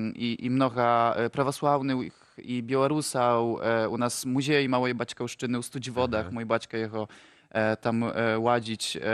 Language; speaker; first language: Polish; non-native, local second language; Ukrainian